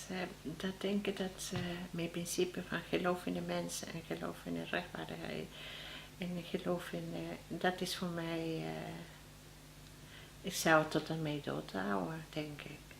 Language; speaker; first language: Dutch; non-native, learner; Spanish